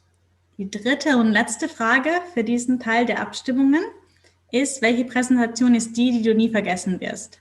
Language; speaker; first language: German; native; German